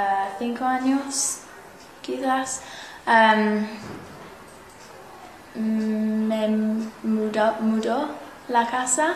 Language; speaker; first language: Spanish; non-native, learner; English